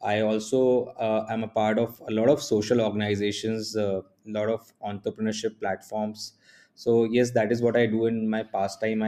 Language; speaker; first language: English; non-native, local second language; Hindi